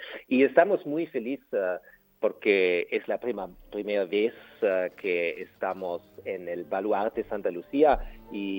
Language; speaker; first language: Spanish; non-native, learner; German